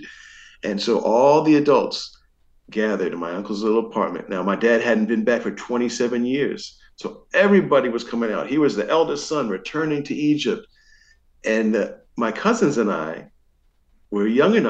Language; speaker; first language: English; native; English